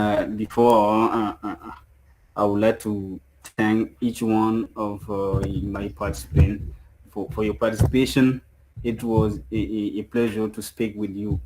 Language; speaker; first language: English; non-native, fluent; French